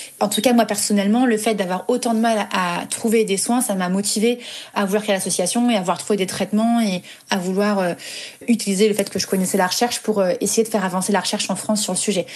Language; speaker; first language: French; native; French